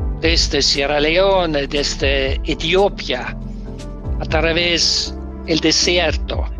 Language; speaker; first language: Spanish; non-native, learner; Danish